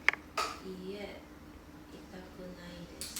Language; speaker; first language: Japanese; non-native, learner; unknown